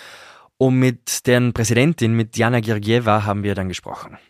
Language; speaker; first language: German; native; German